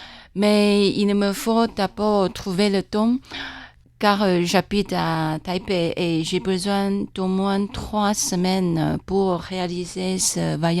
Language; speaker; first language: French; non-native, fluent; Chinese